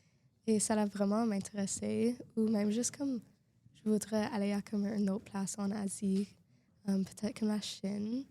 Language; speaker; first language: French; non-native, local second language; English